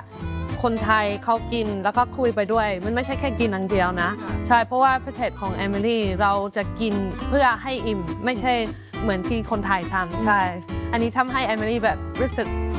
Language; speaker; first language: Thai; non-native, fluent; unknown